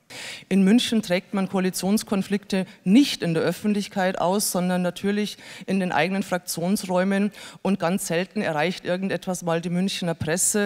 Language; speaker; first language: German; native; German